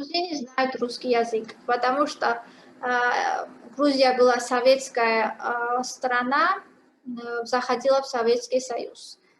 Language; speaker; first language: Russian; non-native, fluent; Georgian